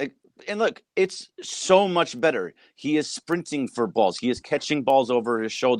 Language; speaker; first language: English; native; English